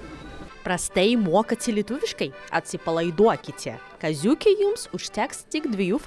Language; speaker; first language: Lithuanian; non-native, learner; Russian